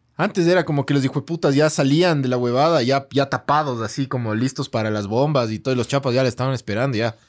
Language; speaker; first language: Spanish; native; Spanish